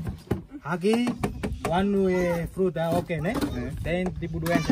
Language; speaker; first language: Portuguese; non-native, learner; Vietnamese